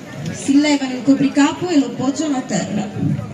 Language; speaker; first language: Italian; native; Italian